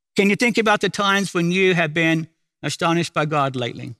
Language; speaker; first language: English; native; English